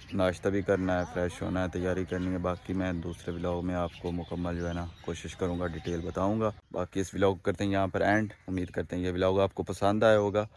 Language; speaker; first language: Urdu; non-native, local second language; Punjabi